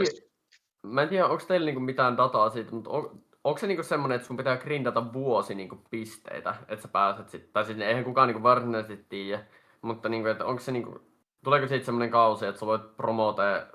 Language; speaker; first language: Finnish; native; Finnish